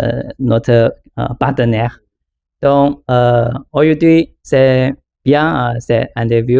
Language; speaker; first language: French; non-native, learner; Chinese